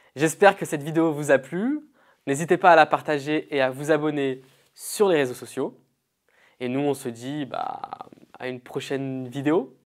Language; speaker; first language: French; native; French